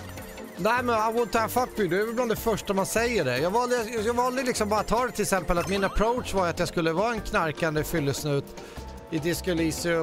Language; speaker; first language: Swedish; native; Swedish